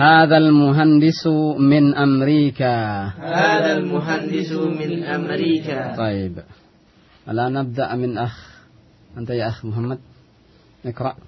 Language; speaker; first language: Arabic; non-native, fluent; Indonesian